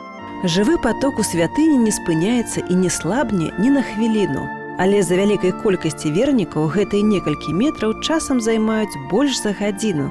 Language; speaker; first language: Belarusian; native; Belarusian